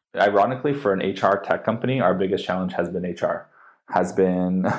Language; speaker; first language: English; native; English